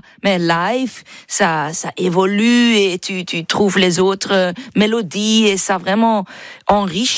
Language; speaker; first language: French; non-native, learner; English